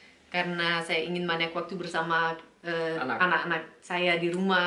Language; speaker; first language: Indonesian; non-native, fluent; Dutch